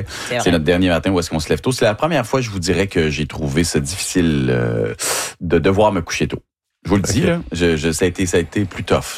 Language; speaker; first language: French; native; French